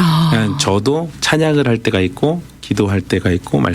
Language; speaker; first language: Korean; native; Korean